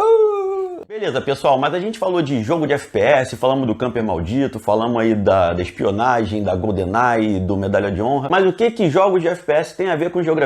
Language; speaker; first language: Portuguese; native; Portuguese